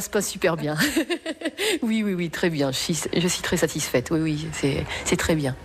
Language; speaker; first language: French; native; French